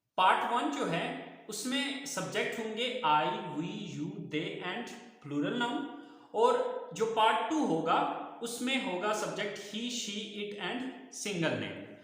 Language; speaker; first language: Urdu; native; Urdu